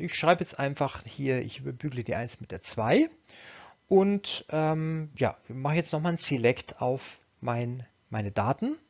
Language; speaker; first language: German; native; German